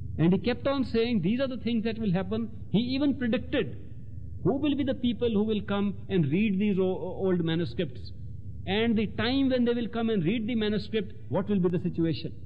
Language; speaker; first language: English; non-native, local second language; Hindi